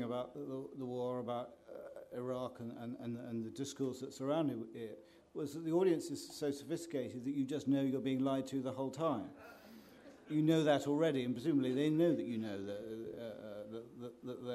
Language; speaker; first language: English; native; English